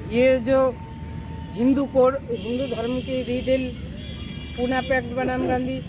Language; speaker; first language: Hindi; native; Hindi